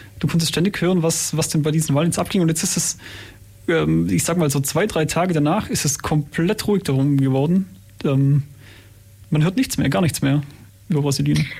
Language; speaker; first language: German; native; German